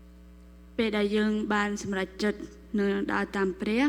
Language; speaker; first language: Khmer; non-native, local second language; Korean